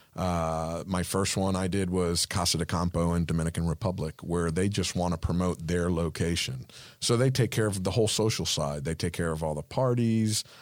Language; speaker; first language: English; non-native, fluent; Spanish